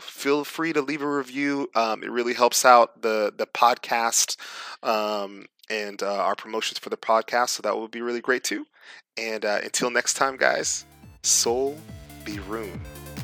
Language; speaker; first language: English; native; English